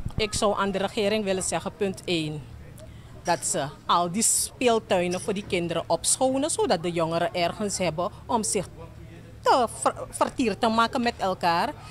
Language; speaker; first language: Dutch; native; Dutch